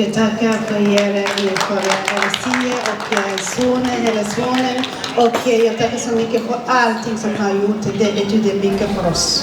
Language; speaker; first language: Swedish; non-native, fluent; Kinyarwanda